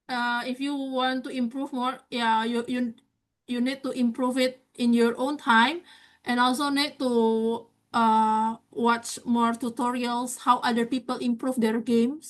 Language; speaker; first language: English; non-native, fluent; Indonesian